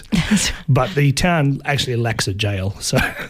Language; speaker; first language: English; native; English